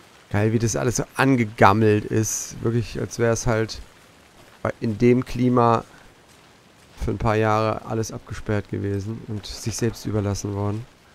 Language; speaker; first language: German; native; German